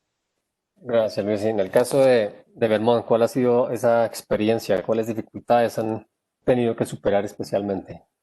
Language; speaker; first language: Spanish; native; Spanish